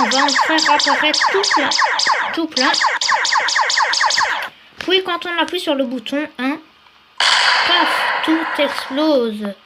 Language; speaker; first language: French; native; French